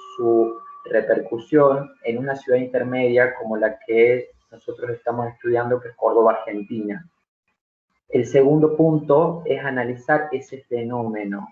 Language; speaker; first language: Spanish; native; Spanish